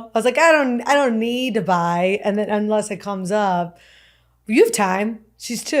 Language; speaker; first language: English; native; English